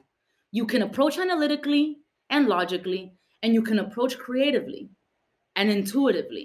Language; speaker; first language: English; early bilingual, other home language; Spanish